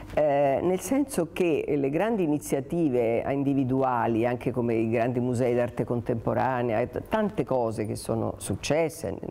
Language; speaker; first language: Italian; native; Italian